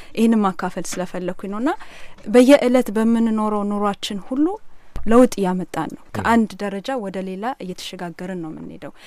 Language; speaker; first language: Amharic; native; Amharic